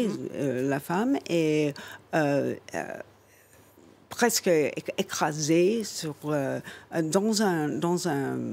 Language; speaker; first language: French; non-native, fluent; English